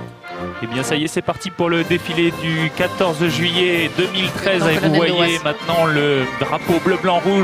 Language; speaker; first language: French; native; French